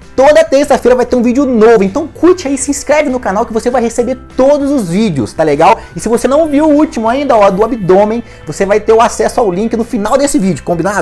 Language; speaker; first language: Portuguese; native; Portuguese